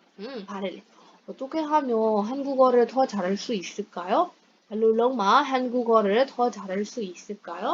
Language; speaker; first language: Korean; non-native, fluent; Burmese